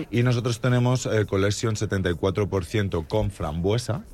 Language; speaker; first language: Spanish; native; Spanish